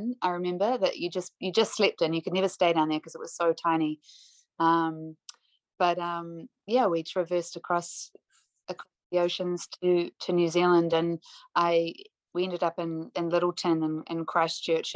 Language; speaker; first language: English; native; English